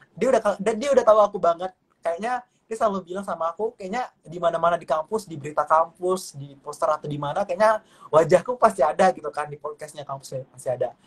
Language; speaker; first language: Indonesian; non-native, local second language; Malay